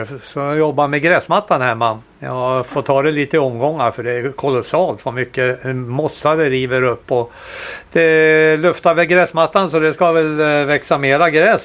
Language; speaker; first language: Swedish; native; Swedish